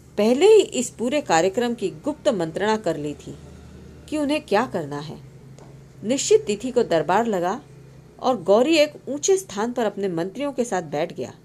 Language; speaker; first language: Hindi; non-native, local second language; Marathi